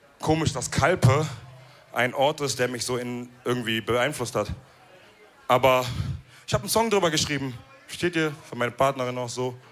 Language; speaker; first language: German; early bilingual, other home language; Wolof